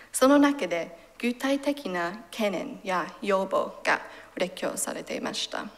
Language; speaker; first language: Japanese; non-native, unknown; English